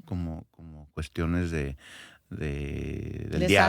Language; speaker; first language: Spanish; native; Spanish